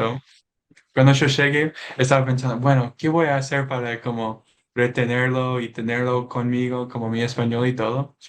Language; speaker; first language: Spanish; non-native, learner; English